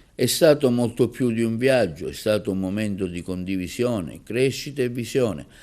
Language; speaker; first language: Italian; native; Italian